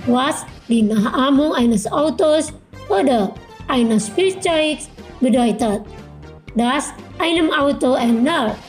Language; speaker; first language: German; non-native, fluent; Indonesian